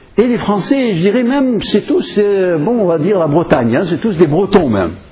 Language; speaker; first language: French; non-native, fluent; English